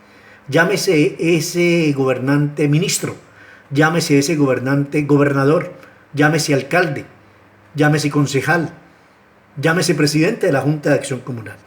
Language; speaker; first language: Spanish; native; Spanish